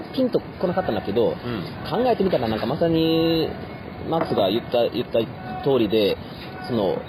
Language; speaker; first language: Japanese; non-native, fluent; German